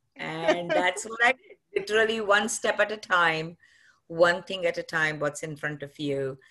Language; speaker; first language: English; non-native, local second language; Marathi